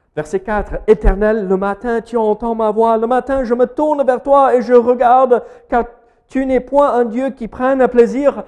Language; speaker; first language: French; non-native, fluent; English